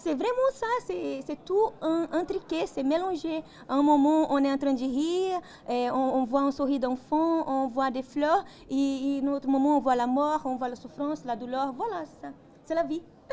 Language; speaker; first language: French; non-native, fluent; Portuguese